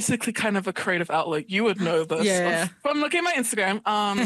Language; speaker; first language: English; native; English